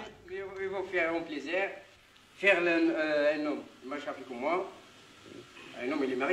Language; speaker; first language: French; non-native, local second language; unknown